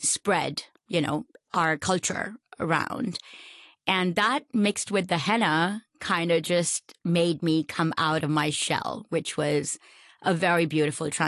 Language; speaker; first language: English; non-native, local second language; Urdu